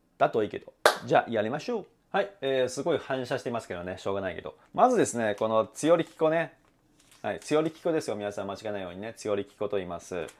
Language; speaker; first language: Japanese; non-native, fluent; Chinese